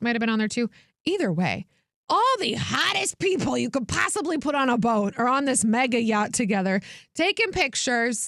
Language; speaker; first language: English; native; English